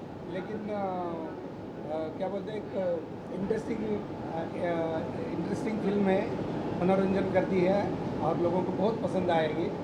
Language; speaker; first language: Hindi; non-native, local second language; Marathi